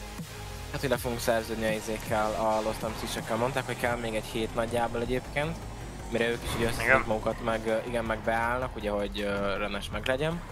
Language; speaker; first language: Hungarian; native; Hungarian